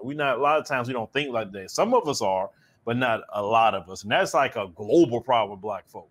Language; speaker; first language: English; native; English